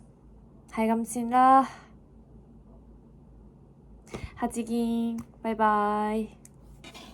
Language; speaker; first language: Cantonese; non-native, learner; Japanese